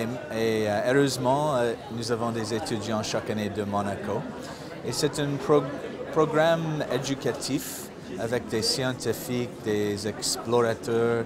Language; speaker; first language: French; non-native, fluent; English